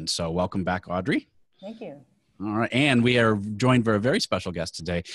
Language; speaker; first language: English; native; English